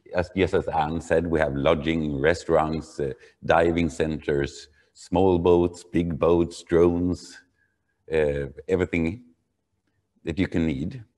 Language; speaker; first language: English; non-native, fluent; Swedish